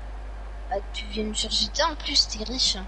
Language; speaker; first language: French; native; French